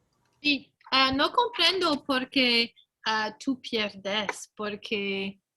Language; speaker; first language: Spanish; non-native, learner; English